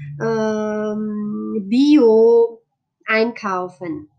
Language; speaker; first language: German; non-native, learner; Romanian